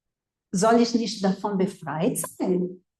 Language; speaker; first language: German; non-native, fluent; Portuguese